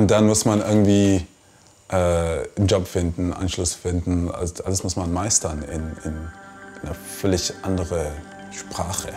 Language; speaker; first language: German; non-native, fluent; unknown